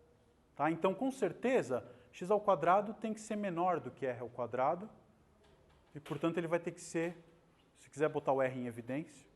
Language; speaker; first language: Portuguese; native; Portuguese